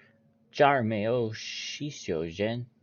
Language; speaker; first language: Chinese; non-native, learner; English